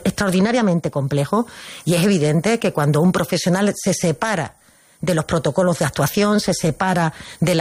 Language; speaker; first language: Spanish; native; Spanish